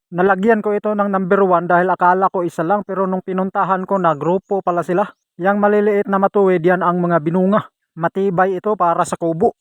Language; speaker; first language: Filipino; non-native, local second language; Cebuano